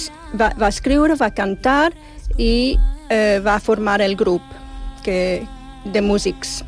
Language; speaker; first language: Catalan; non-native, fluent; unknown